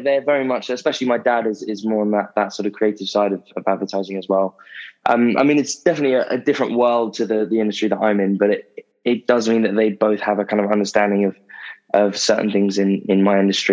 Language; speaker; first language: English; native; English